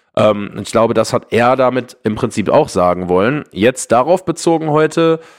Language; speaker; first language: German; native; German